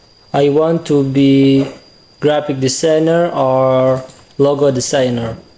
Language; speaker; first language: English; non-native, learner; Indonesian